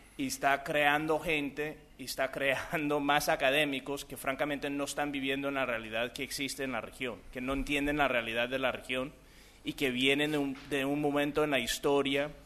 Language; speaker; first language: Spanish; early bilingual, other home language; English